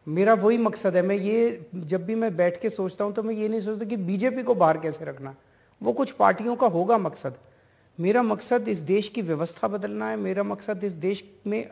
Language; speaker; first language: Hindi; native; Hindi